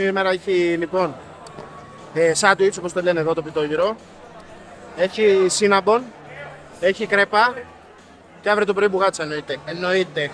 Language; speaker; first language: Greek; native; Greek